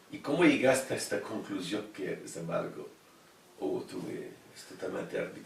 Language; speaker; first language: Spanish; non-native, fluent; French